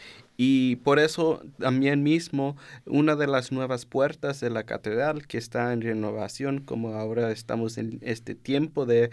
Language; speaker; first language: Spanish; early bilingual, heritage; Spanish